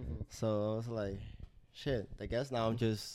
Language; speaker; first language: English; non-native, learner; Portuguese